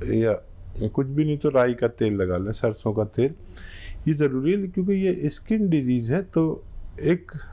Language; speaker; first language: Hindi; native; Hindi